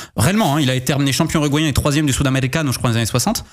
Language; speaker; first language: French; native; French